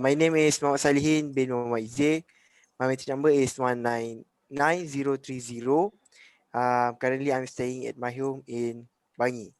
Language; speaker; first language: English; non-native, local second language; Malay